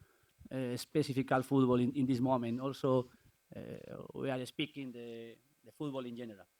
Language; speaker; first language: English; non-native, learner; Spanish